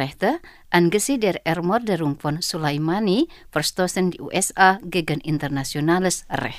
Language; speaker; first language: German; non-native, fluent; Indonesian